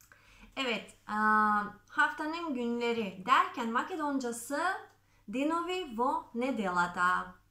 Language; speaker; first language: Turkish; non-native, fluent; Macedonian